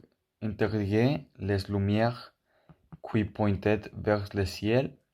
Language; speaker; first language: French; non-native, learner; Spanish